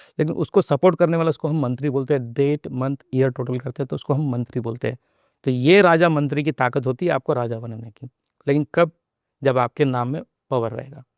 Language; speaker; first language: Hindi; non-native, local second language; Telugu